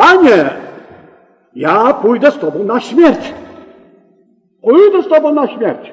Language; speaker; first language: Polish; native; Polish